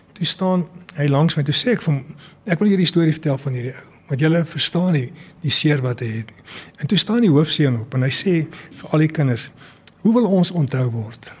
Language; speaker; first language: Afrikaans; early bilingual, other home language; English